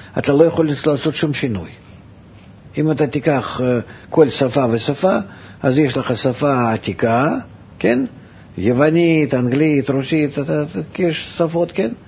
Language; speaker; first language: Hebrew; non-native, fluent; Russian